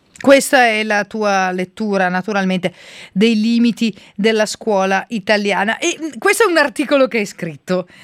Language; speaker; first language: Italian; native; Italian